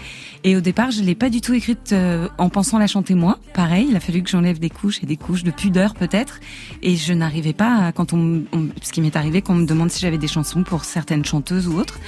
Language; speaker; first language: French; native; French